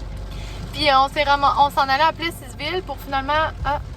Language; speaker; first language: French; native; French